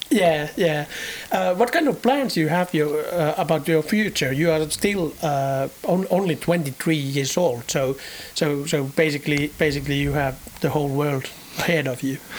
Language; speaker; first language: English; non-native, fluent; Finnish